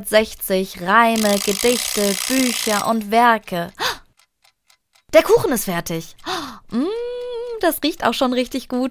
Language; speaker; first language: German; native; German